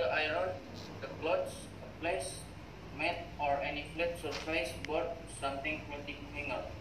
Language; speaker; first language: English; non-native, learner; Indonesian